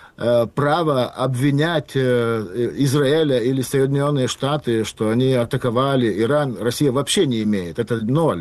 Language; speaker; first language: Russian; non-native, fluent; Lithuanian